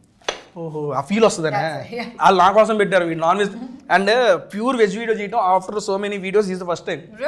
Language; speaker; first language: Telugu; native; Telugu